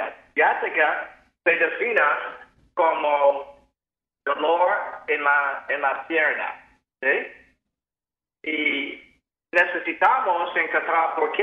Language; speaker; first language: Spanish; non-native, fluent; English